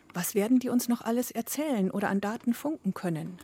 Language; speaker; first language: German; native; German